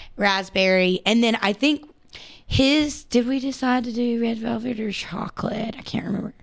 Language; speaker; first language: English; native; English